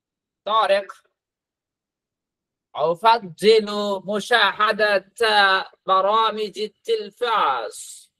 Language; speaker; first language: Arabic; non-native, fluent; Bangla